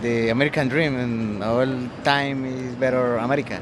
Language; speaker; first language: English; non-native, learner; Spanish